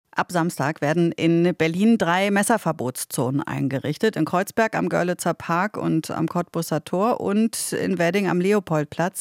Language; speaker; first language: German; native; German